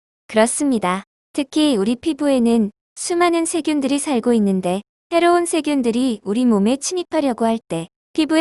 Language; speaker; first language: Korean; native; Korean